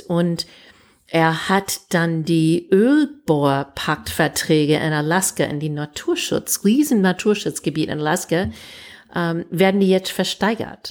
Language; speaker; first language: German; non-native, fluent; English